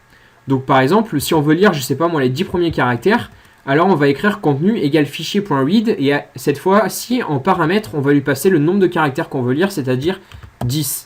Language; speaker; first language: French; native; French